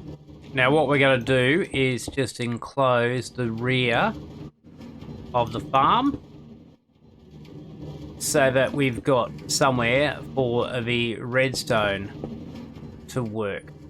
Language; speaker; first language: English; native; English